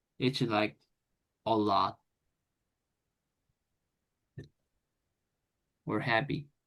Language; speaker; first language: English; non-native, fluent; Korean